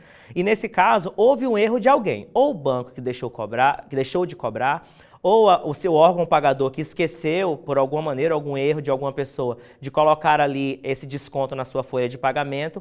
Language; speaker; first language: Portuguese; native; Portuguese